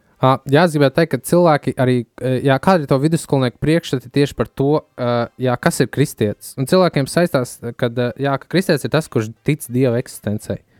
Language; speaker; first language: Latvian; native; Latvian